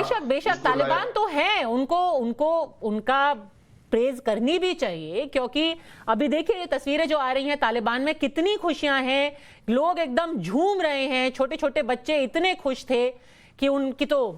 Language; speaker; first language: Hindi; native; Hindi